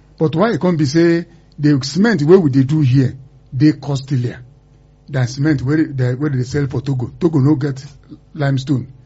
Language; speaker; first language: Nigerian Pidgin; non-native, local second language; Yoruba